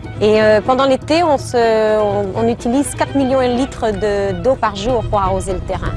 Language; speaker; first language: French; native; French